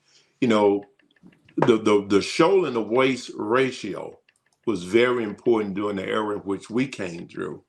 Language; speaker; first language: English; native; English